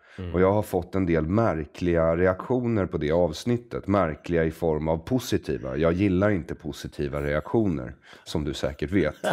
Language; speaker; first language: Swedish; native; Swedish